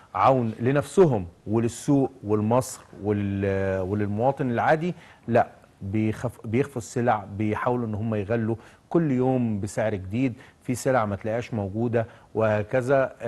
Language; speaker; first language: Arabic; native; Arabic